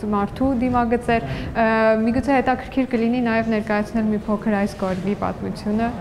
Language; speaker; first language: Armenian; native; Armenian